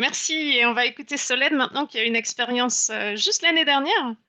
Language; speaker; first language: French; native; French